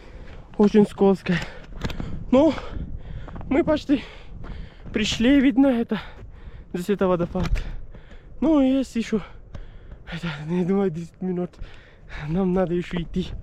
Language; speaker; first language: Russian; non-native, learner; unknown